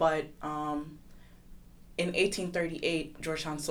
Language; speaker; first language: English; non-native, local second language; Kinyarwanda